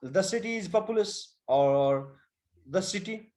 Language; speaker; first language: English; non-native, local second language; Nepali